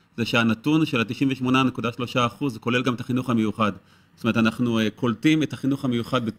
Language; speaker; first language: Hebrew; native; Hebrew